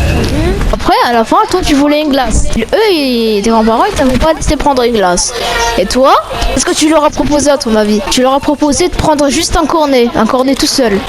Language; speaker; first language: French; native; French